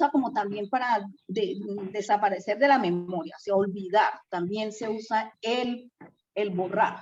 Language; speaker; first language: Spanish; native; Spanish